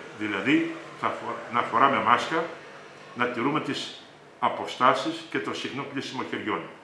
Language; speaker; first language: Greek; native; Greek